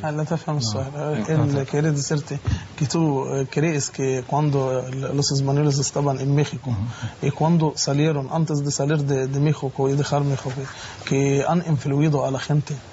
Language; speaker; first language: Arabic; native; Arabic